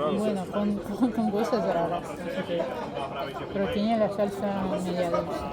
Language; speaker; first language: Spanish; non-native, fluent; Russian